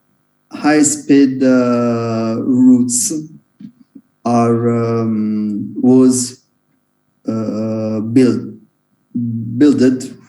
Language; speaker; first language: English; non-native, learner; Italian